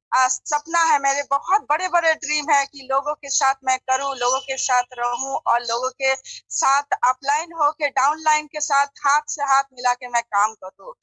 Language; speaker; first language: Hindi; non-native, local second language; Bangla